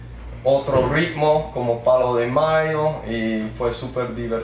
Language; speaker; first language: Spanish; early bilingual, heritage; English